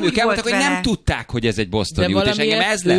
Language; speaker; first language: Hungarian; native; Hungarian